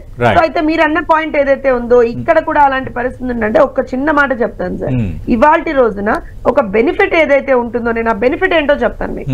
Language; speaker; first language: Telugu; native; Telugu